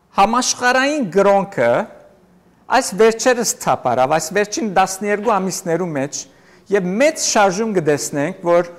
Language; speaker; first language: Armenian; native; Armenian